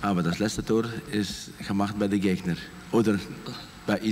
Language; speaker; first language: German; non-native, learner; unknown